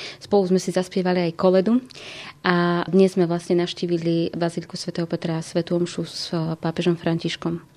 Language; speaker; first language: Slovak; native; Slovak